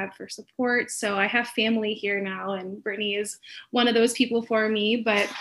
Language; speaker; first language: English; native; English